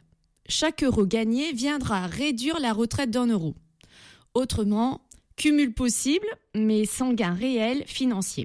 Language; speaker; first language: French; native; French